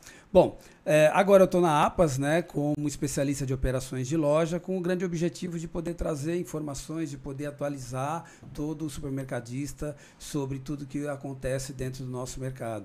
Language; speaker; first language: Portuguese; native; Portuguese